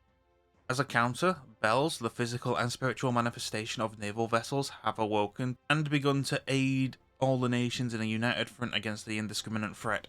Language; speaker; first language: English; native; English